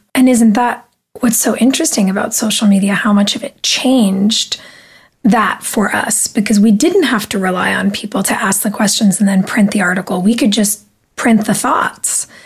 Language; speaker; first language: English; native; English